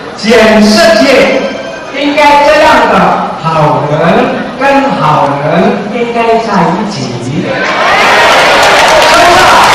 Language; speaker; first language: Chinese; non-native, local second language; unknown